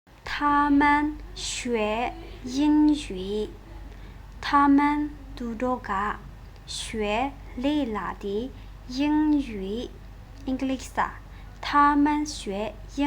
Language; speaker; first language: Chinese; non-native, fluent; Burmese